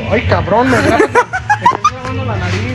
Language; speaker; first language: Spanish; native; Spanish